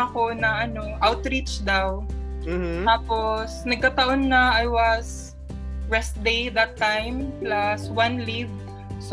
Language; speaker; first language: English; non-native, local second language; Cebuano